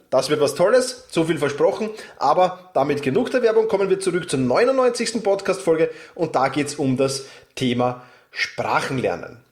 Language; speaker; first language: German; native; German